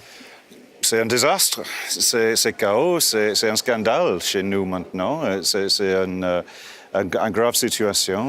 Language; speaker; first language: French; non-native, fluent; English